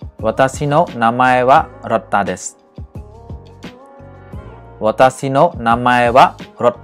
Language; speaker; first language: Japanese; non-native, fluent; Khmer